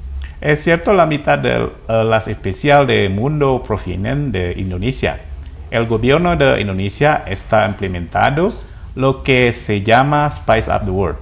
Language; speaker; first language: Spanish; non-native, fluent; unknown